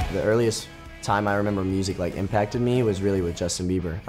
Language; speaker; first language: English; native; English